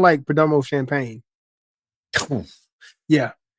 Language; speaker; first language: English; native; English